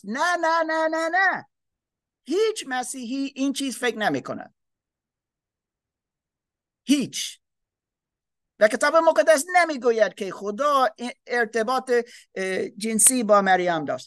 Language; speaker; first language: Persian; non-native, learner; English